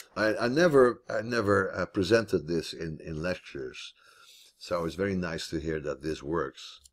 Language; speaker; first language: English; non-native, fluent; Dutch